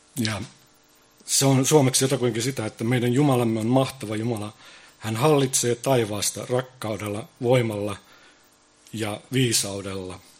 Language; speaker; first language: Finnish; early bilingual, heritage; Finnish